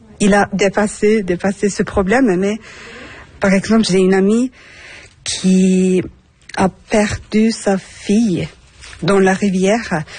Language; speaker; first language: French; non-native, learner; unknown